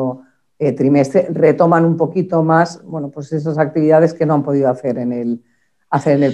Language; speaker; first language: Spanish; native; Spanish